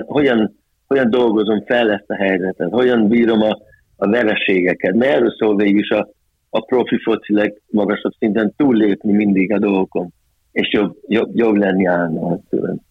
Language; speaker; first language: Hungarian; early bilingual, heritage; Hungarian